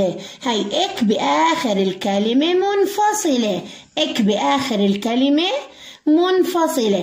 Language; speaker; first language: Arabic; native; Arabic